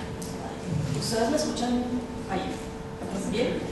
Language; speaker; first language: Spanish; native; Spanish